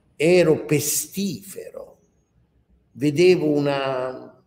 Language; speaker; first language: Italian; early bilingual, heritage; Arabic